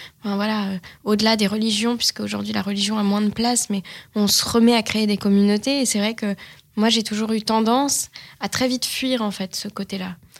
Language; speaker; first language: French; native; French